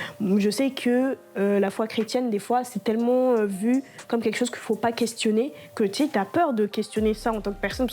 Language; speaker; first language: French; non-native, local second language; Lingala